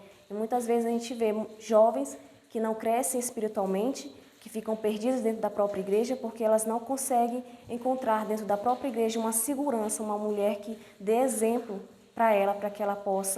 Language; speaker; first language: Portuguese; native; Portuguese